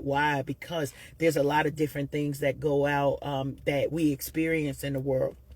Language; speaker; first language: English; native; English